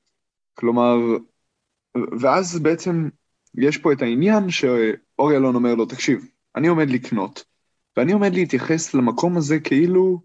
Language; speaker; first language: Hebrew; native; Hebrew